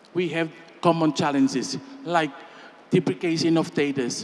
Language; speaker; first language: English; non-native, fluent; Tongan